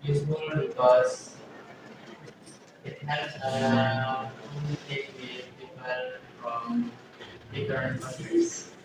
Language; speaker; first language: English; non-native, learner; Indonesian